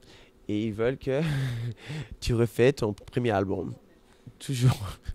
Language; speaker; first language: French; non-native, fluent; German